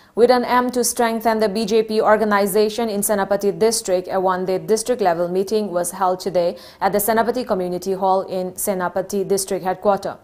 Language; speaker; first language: English; non-native, local second language; Manipuri